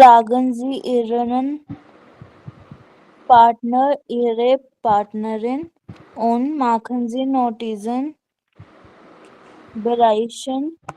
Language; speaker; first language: German; non-native, learner; Hindi